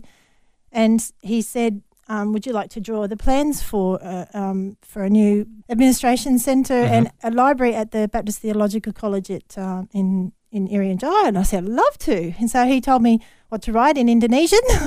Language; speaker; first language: English; native; English